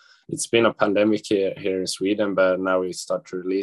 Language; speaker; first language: English; non-native, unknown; Swedish